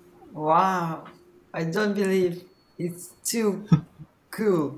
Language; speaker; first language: English; non-native, learner; Russian